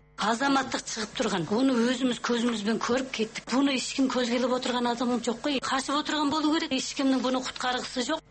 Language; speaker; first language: Kazakh; early bilingual, heritage; Kazakh